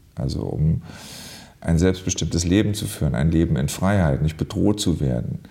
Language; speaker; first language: German; native; German